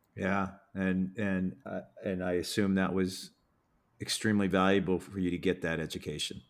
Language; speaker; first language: English; native; English